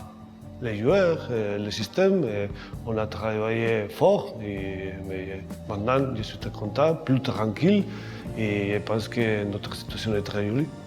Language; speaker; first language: French; non-native, learner; Spanish